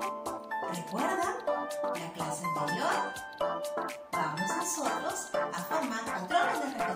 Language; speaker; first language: Spanish; native; Spanish